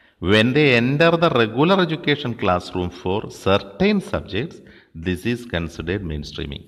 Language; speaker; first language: English; non-native, local second language; Malayalam